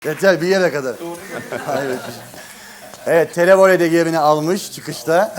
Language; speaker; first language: Turkish; native; Turkish